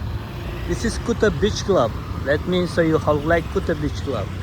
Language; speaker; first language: English; non-native, learner; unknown